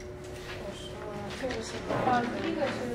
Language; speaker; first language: Chinese; non-native, learner; English